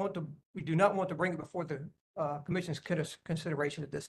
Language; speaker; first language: English; native; English